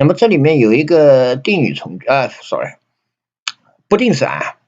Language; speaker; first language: Chinese; native; Chinese